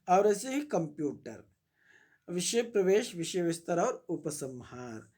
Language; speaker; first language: Hindi; non-native, local second language; Kannada